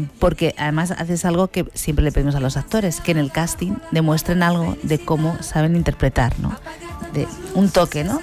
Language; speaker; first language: Spanish; native; Spanish